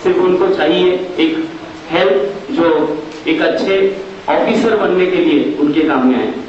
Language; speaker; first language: Hindi; non-native, local second language; Marathi